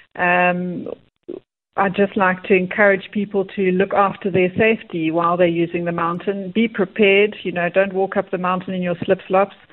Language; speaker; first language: English; native; English